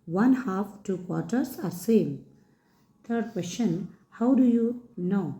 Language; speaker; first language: English; non-native, local second language; Kannada